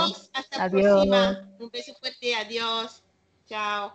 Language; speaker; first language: Spanish; non-native, learner; Malagasy